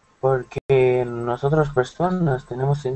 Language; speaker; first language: Spanish; non-native, learner; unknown